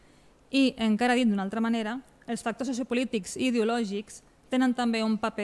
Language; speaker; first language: Catalan; native; Catalan